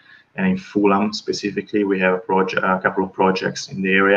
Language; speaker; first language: English; non-native, fluent; Italian